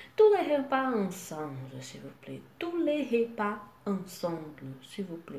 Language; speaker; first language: French; non-native, fluent; Portuguese